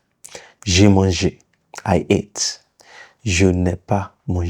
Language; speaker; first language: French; non-native, fluent; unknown